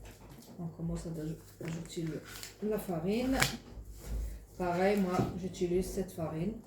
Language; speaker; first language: French; non-native, fluent; Arabic